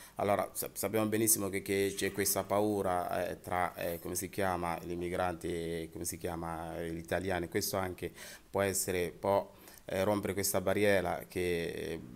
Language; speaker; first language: Italian; non-native, fluent; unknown